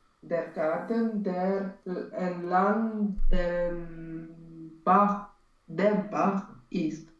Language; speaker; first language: German; non-native, learner; Romanian